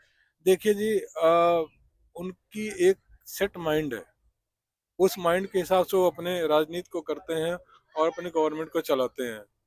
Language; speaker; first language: Hindi; native; Hindi